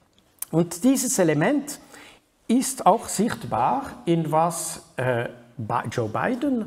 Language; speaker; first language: German; non-native, fluent; French